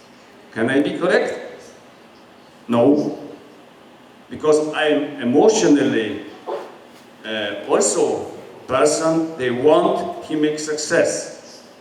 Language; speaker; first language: English; non-native, learner; Polish